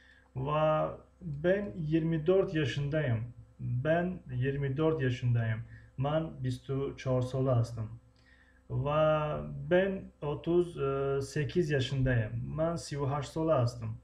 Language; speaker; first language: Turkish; non-native, fluent; Tajik